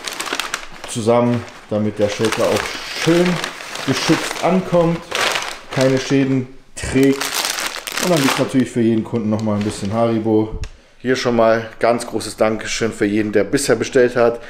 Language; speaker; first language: German; native; German